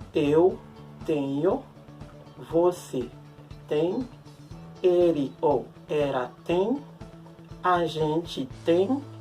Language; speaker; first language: Portuguese; non-native, fluent; Haitian Creole